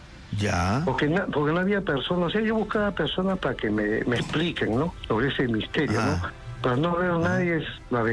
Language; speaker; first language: Spanish; native; Spanish